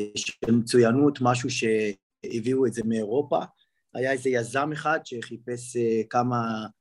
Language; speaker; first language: Hebrew; native; Hebrew